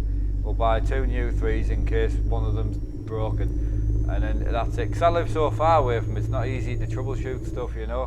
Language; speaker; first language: English; native; English